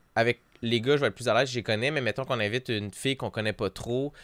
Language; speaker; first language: French; native; French